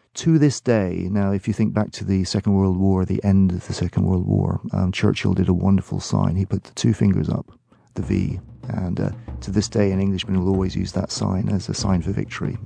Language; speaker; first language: English; native; English